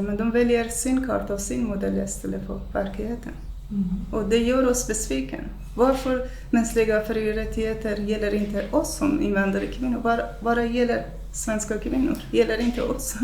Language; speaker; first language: Swedish; non-native, fluent; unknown